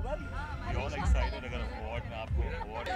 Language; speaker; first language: Hindi; native; Hindi